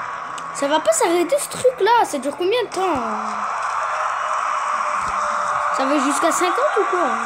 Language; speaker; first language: French; native; French